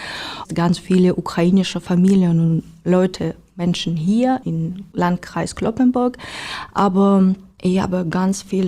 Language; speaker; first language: German; non-native, learner; Ukrainian